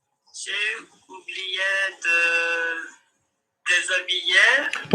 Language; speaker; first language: French; non-native, learner; Turkish